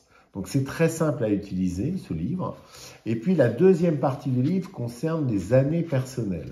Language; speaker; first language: French; native; French